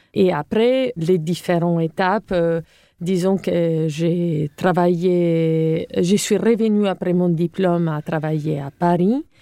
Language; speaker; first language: French; non-native, fluent; Italian